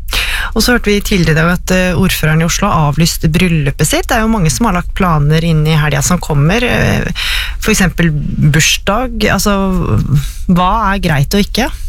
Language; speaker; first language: Norwegian; native; Norwegian